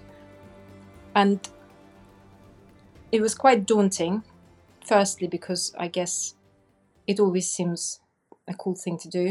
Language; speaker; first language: English; non-native, fluent; Russian